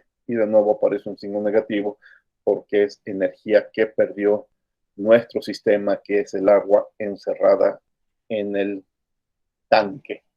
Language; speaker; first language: Spanish; native; Spanish